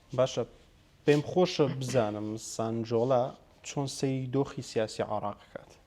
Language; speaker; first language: Central Kurdish; native; Central Kurdish